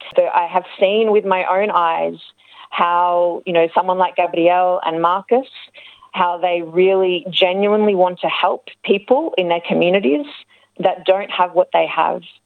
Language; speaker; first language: English; native; English